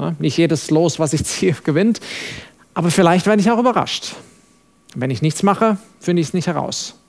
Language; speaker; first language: German; non-native, fluent; English